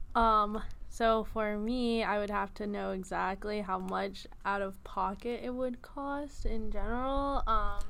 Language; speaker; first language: English; native; English